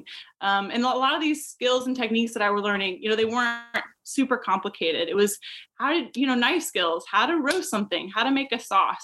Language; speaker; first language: English; native; English